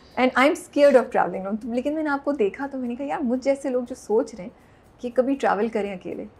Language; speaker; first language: Urdu; native; Urdu